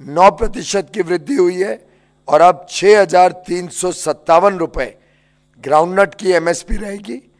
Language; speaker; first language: Hindi; native; Hindi